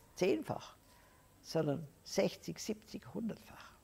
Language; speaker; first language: German; native; German